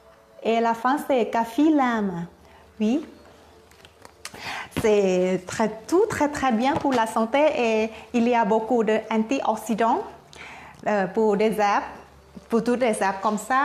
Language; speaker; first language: French; non-native, learner; Thai